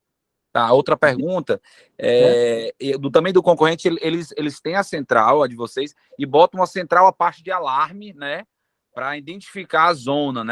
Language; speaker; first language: Portuguese; native; Portuguese